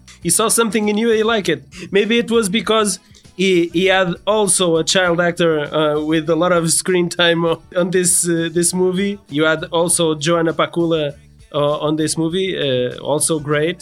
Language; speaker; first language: English; non-native, fluent; Portuguese